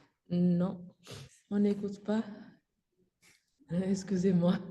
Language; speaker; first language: French; non-native, learner; Spanish